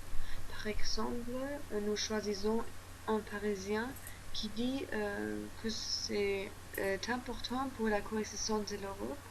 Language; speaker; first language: French; non-native, learner; German